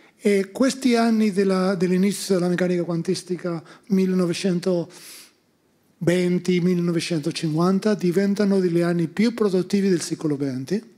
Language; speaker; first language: Italian; non-native, fluent; Spanish